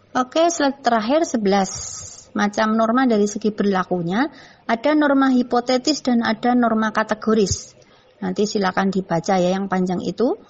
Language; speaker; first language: Indonesian; non-native, local second language; Javanese